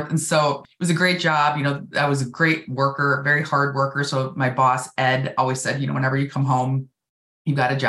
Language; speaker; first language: English; native; English